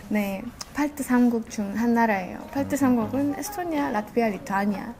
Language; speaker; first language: Korean; non-native, fluent; Estonian